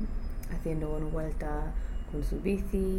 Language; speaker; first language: Spanish; non-native, fluent; English